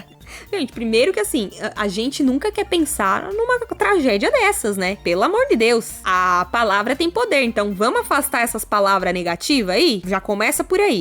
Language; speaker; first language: Portuguese; native; Portuguese